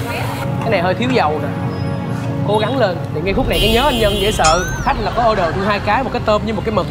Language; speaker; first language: Vietnamese; native; Vietnamese